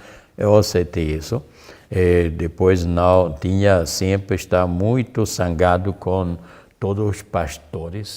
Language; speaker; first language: Portuguese; non-native, fluent; German